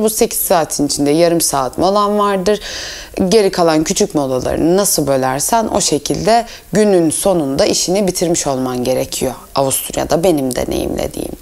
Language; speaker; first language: Turkish; early bilingual, heritage; Turkish